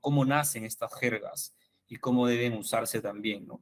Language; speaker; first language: Spanish; native; Spanish